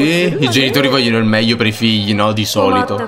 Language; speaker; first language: Italian; native; Italian